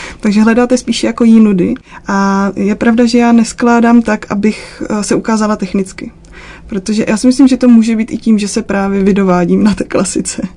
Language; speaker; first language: Czech; native; Czech